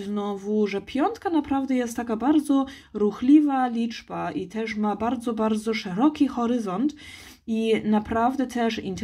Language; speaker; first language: Polish; early bilingual, heritage; Polish